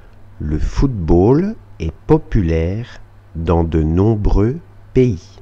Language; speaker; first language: French; non-native, fluent; Russian